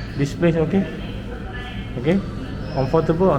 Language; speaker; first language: English; non-native, local second language; Malay